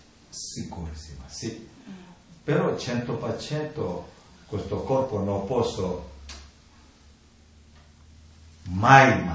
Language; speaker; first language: Italian; non-native, learner; Tibetan